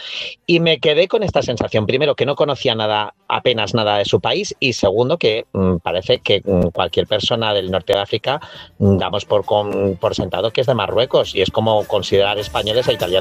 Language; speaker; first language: Spanish; native; Spanish